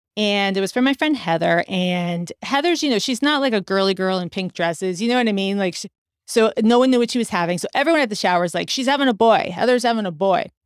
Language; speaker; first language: English; native; English